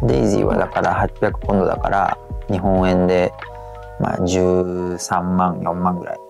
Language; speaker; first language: Japanese; native; Japanese